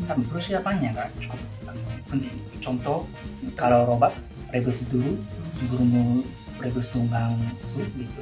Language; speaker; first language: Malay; non-native, learner; Japanese